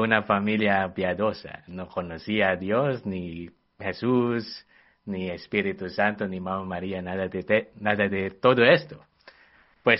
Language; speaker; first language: Spanish; non-native, fluent; Filipino